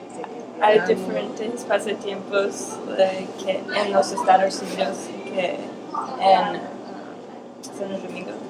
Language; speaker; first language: Spanish; non-native, learner; English